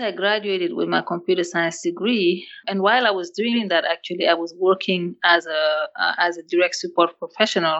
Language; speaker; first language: English; non-native, fluent; Wolof